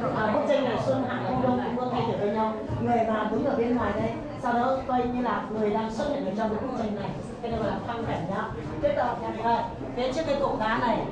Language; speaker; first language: Vietnamese; non-native, fluent; Chinese